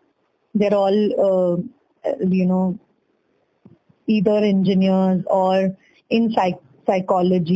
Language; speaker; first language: English; non-native, local second language; Bangla